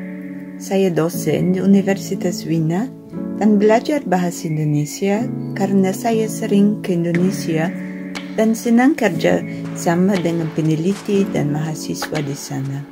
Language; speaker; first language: Indonesian; non-native, learner; German